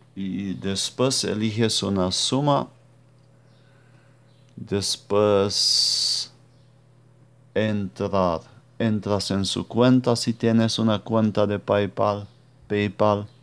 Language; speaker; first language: Spanish; non-native, fluent; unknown